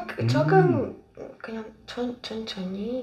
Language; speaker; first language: Korean; non-native, learner; Ukrainian